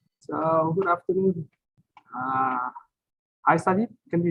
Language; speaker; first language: English; non-native, fluent; Vietnamese